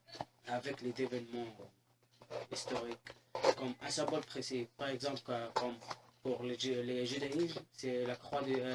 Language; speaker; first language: French; non-native, fluent; Arabic